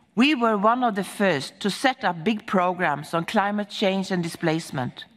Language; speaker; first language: English; non-native, fluent; Swedish